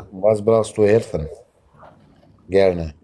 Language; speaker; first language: German; non-native, learner; Arabic